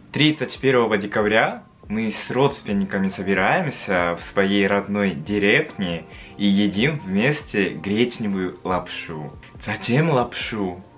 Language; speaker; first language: Russian; non-native, fluent; Japanese